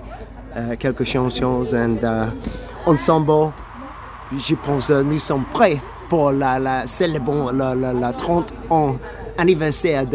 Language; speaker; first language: French; non-native, learner; English